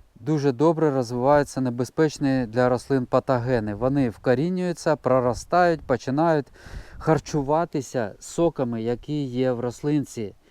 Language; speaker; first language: Ukrainian; non-native, local second language; Russian